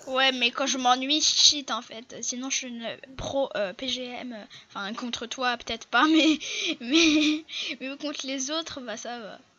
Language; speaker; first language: French; native; French